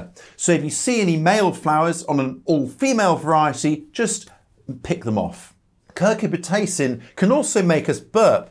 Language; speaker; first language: English; native; English